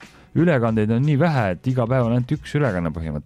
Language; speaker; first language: Estonian; native; Estonian